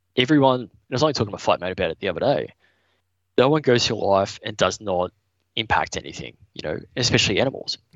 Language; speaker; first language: English; native; English